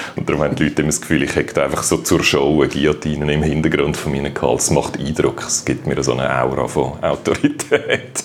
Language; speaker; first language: German; native; German